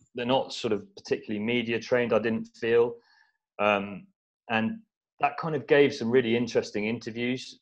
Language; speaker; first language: English; native; English